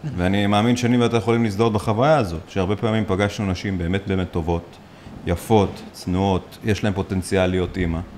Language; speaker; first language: Hebrew; non-native, local second language; Arabic